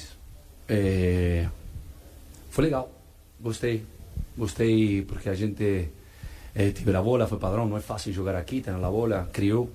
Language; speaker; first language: Portuguese; non-native, fluent; Spanish